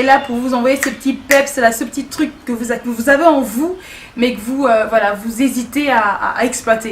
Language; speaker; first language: French; native; French